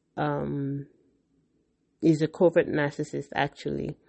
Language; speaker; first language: English; non-native, local second language; Yoruba